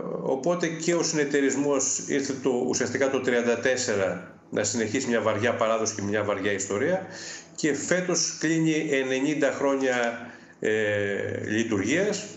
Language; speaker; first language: Greek; native; Greek